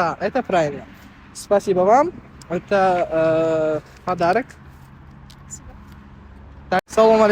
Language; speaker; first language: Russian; non-native, local second language; Uzbek